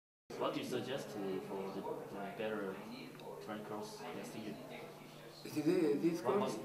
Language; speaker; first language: English; non-native, learner; Korean